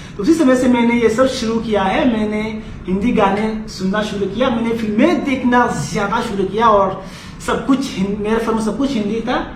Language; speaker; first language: Hindi; non-native, fluent; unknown